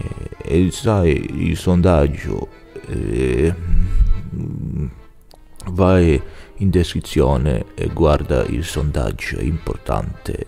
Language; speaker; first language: Italian; non-native, learner; Swedish